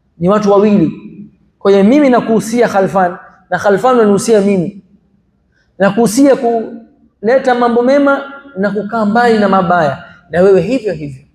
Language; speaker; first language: Swahili; native; Swahili